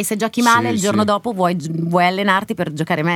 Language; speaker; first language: Italian; native; Italian